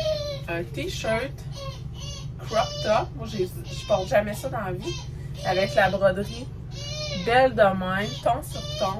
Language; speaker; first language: French; native; French